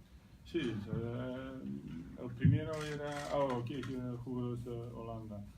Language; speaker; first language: Spanish; non-native, learner; Dutch